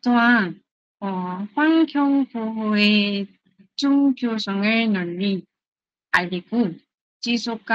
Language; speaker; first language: Korean; non-native, learner; Arabic